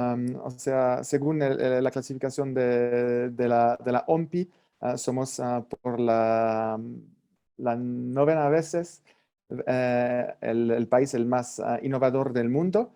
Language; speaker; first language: Spanish; non-native, fluent; French